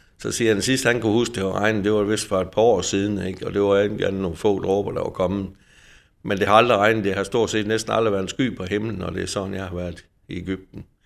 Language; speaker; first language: Danish; native; Danish